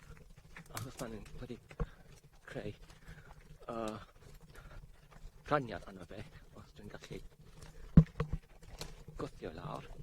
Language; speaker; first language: Welsh; non-native, learner; English